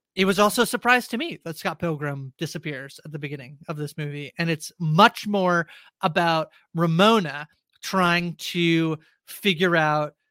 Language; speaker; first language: English; native; English